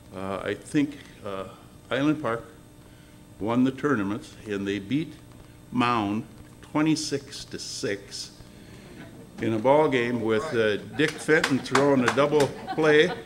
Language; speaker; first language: English; native; English